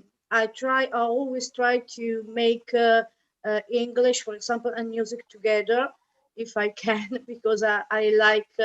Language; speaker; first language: English; non-native, fluent; Italian